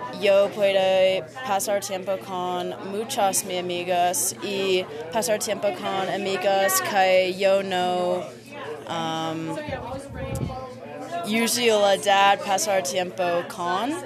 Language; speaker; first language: Spanish; non-native, learner; English